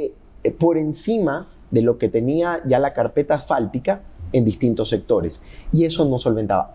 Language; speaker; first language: Spanish; native; Spanish